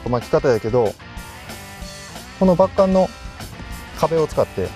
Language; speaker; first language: Japanese; native; Japanese